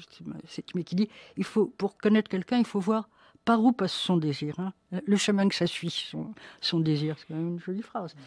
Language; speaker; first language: French; native; French